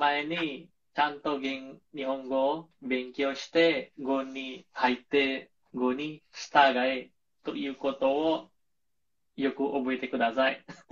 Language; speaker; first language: Japanese; non-native, fluent; Indonesian